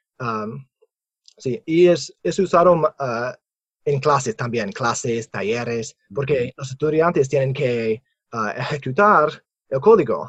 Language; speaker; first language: Spanish; non-native, fluent; English